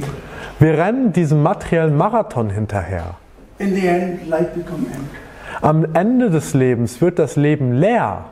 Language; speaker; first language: German; native; German